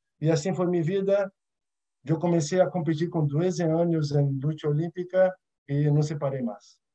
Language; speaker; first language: Portuguese; early bilingual, other home language; Arabic